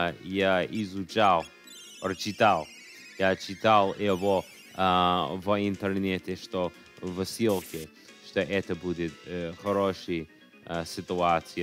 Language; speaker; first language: Russian; non-native, learner; English